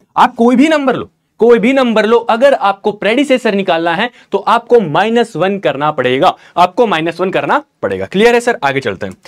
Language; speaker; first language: Hindi; native; Hindi